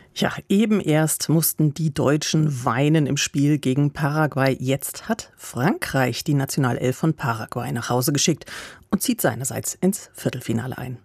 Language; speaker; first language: German; native; German